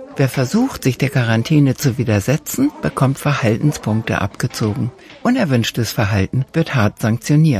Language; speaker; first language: German; native; German